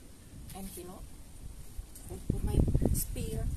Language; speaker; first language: Dutch; non-native, learner; Indonesian